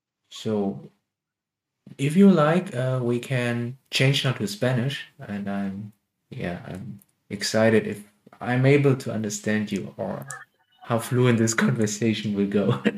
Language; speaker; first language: English; non-native, fluent; German